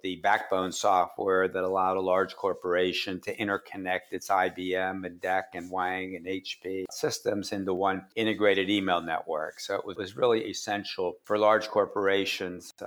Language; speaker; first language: English; native; English